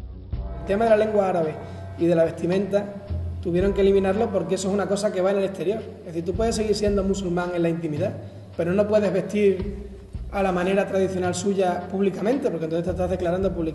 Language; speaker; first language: Spanish; native; Spanish